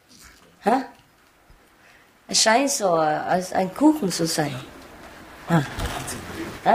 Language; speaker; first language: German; non-native, learner; Vietnamese